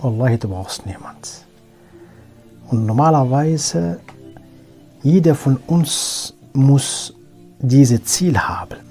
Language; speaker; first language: German; non-native, fluent; Arabic